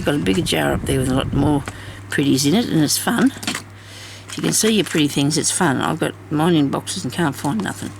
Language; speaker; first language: English; native; English